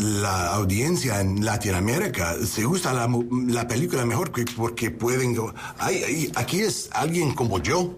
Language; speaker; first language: Spanish; non-native, learner; English